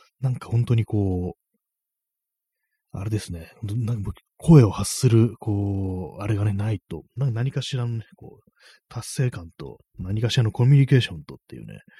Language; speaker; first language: Japanese; native; Japanese